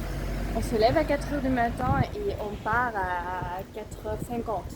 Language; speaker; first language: French; non-native, fluent; English